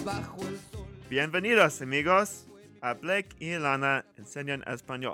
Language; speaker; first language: Spanish; non-native, learner; English